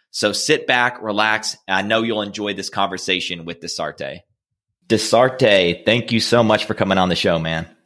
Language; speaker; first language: English; native; English